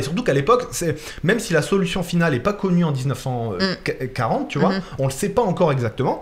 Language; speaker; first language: French; native; French